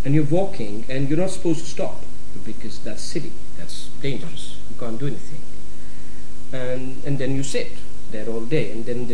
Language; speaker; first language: English; non-native, local second language; Kashmiri